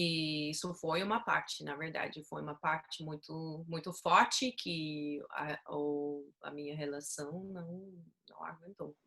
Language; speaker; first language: Portuguese; non-native, fluent; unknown